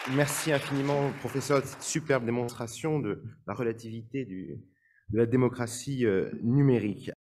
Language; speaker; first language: French; native; French